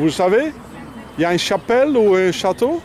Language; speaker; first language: French; non-native, fluent; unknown